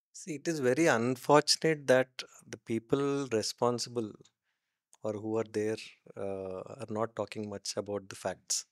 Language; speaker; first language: English; non-native, local second language; Telugu